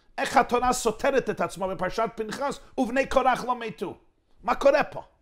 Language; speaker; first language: Hebrew; non-native, fluent; English